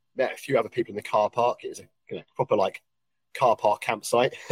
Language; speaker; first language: English; native; English